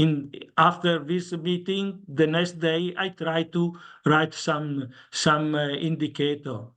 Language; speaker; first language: English; non-native, learner; Italian